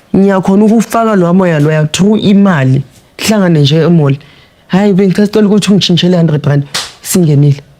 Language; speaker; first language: Zulu; non-native, local second language; Tsonga